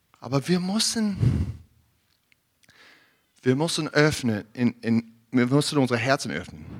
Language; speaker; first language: German; non-native, learner; English